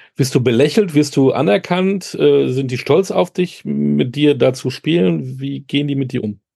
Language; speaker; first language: German; native; German